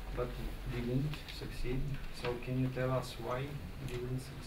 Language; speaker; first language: English; non-native, learner; Romanian